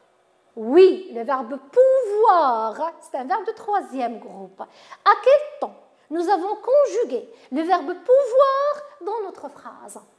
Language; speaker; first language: French; non-native, local second language; Arabic